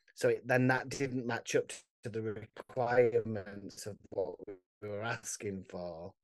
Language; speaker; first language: English; native; English